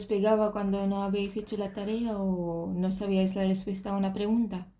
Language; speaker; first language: Spanish; early bilingual, other home language; Romanian